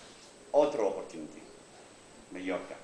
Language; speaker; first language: Spanish; non-native, learner; English